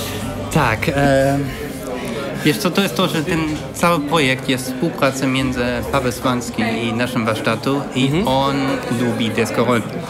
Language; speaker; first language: Polish; non-native, learner; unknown